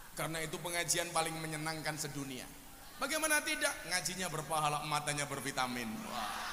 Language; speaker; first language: Indonesian; native; Indonesian